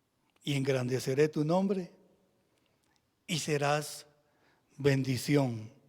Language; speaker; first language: Spanish; native; Spanish